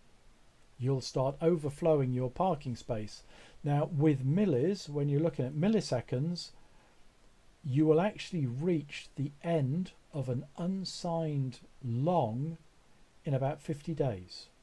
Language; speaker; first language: English; native; English